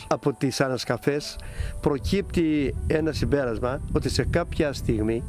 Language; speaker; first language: Greek; native; Greek